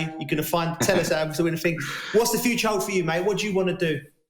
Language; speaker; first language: English; native; English